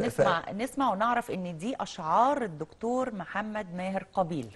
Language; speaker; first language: Arabic; native; Arabic